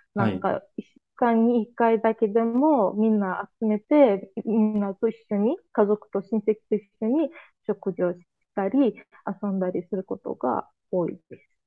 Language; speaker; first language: Japanese; non-native, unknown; Azerbaijani